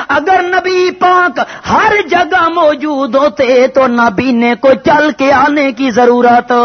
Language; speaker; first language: Urdu; non-native, local second language; Punjabi